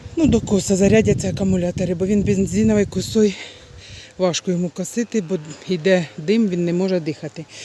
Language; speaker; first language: Ukrainian; native; Ukrainian